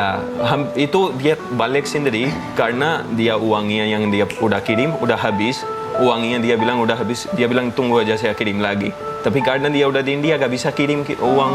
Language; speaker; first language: Indonesian; non-native, fluent; Hindi